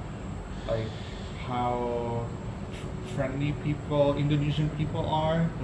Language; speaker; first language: English; non-native, fluent; Italian